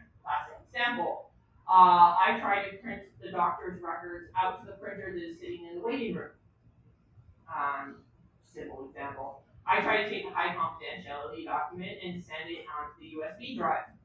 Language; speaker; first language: English; native; English